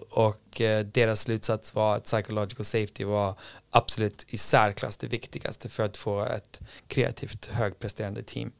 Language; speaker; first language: Swedish; non-native, fluent; English